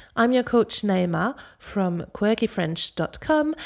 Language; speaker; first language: English; non-native, fluent; French